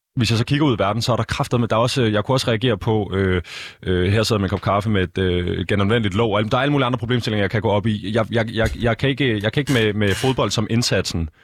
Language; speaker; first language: Danish; native; Danish